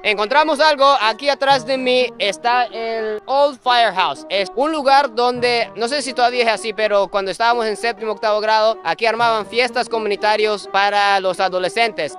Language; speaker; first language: Spanish; non-native, fluent; Japanese